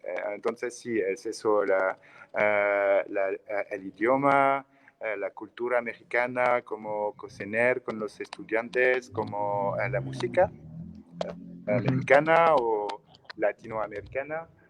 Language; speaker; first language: Spanish; non-native, learner; French